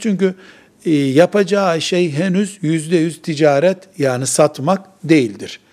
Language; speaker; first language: Turkish; native; Turkish